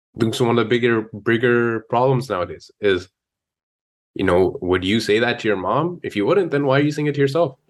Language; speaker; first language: English; native; English